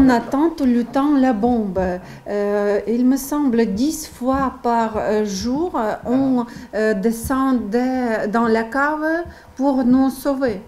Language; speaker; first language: French; non-native, learner; Ukrainian